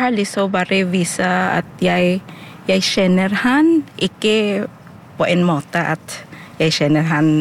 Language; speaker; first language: Norwegian; non-native, local second language; Filipino